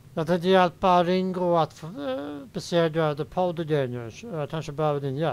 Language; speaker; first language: Swedish; native; Swedish